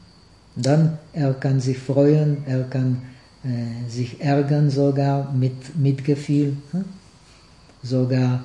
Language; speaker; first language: German; non-native, fluent; Czech